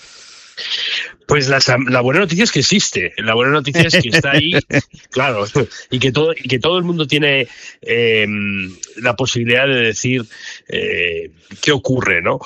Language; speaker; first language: Spanish; native; Spanish